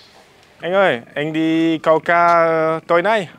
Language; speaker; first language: Vietnamese; non-native, learner; French